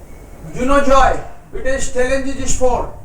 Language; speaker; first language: German; non-native, fluent; Hindi